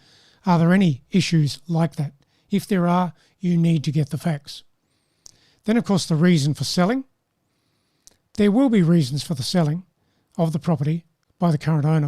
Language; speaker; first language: English; native; English